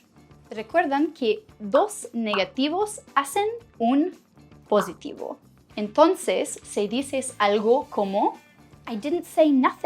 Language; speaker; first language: Spanish; non-native, fluent; English